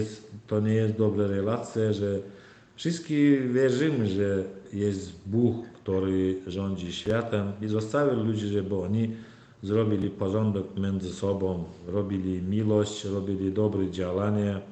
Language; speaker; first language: Polish; non-native, learner; Turkmen